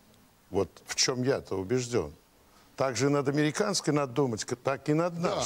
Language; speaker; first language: Russian; native; Russian